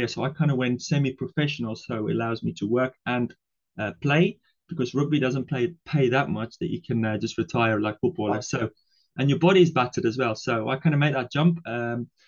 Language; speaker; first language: English; non-native, local second language; Afrikaans